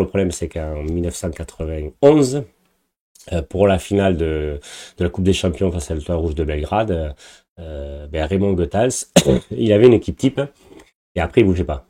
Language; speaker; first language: French; native; French